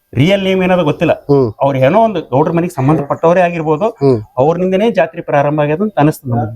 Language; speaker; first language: Kannada; non-native, local second language; Lambadi